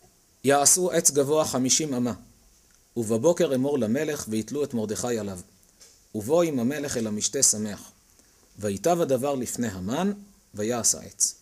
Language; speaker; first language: Hebrew; native; Hebrew